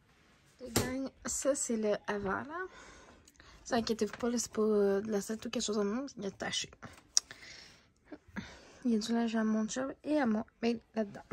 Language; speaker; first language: French; native; French